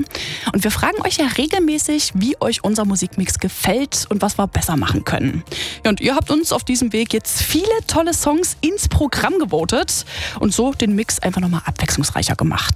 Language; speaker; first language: German; native; German